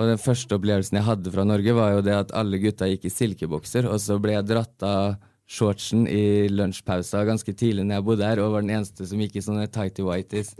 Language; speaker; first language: Norwegian; early bilingual, heritage; Norwegian